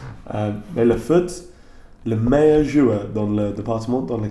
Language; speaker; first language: French; non-native, learner; English